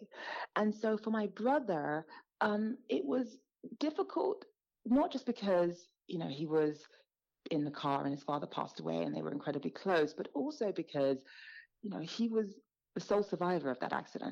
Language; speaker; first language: English; native; English